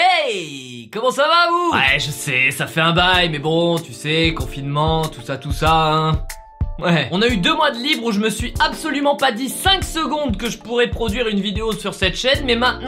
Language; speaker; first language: French; native; French